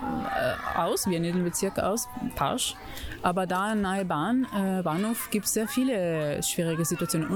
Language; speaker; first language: German; non-native, fluent; Italian